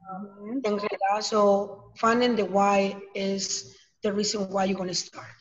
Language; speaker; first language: English; non-native, learner; Spanish